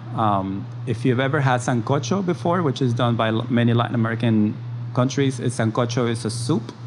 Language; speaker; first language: English; early bilingual, other home language; Spanish